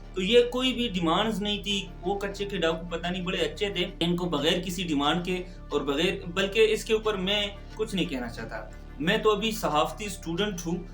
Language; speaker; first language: Urdu; non-native, local second language; Pashto